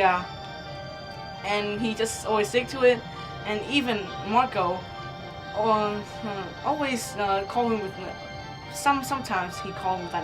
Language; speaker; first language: English; non-native, learner; Vietnamese